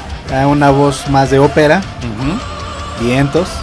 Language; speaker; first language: Spanish; native; Spanish